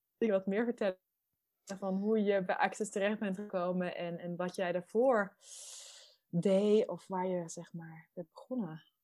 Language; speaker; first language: Dutch; native; Dutch